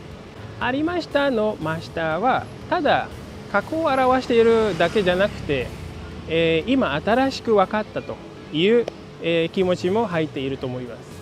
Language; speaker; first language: Japanese; non-native, fluent; Indonesian